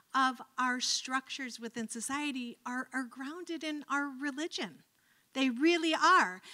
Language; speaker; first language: English; native; English